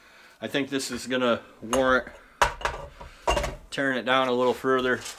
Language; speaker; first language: English; native; English